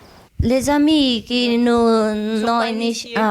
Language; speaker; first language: French; non-native, learner; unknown